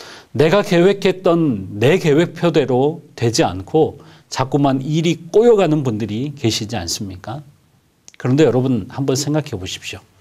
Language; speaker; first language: Korean; native; Korean